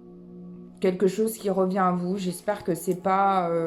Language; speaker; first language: French; native; French